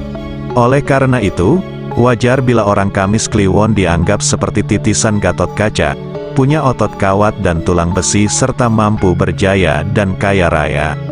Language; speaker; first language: Indonesian; non-native, local second language; Javanese